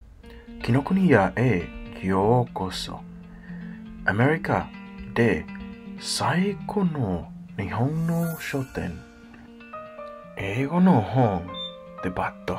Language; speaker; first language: Japanese; non-native, learner; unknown